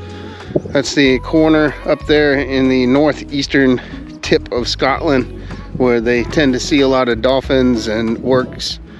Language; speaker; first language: English; native; English